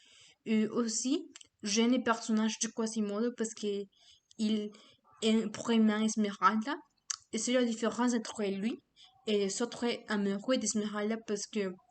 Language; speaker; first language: French; non-native, learner; Spanish